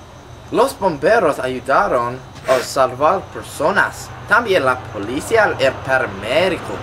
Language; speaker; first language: Spanish; non-native, learner; English